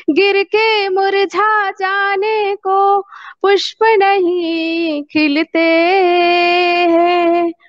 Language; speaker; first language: Hindi; native; Hindi